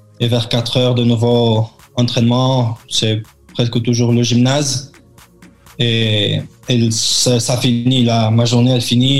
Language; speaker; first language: French; early bilingual, heritage; French